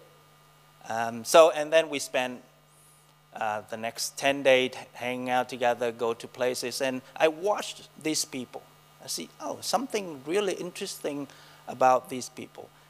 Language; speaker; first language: English; non-native, fluent; Vietnamese